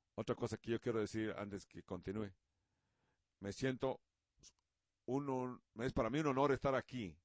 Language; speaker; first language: Spanish; non-native, learner; Dutch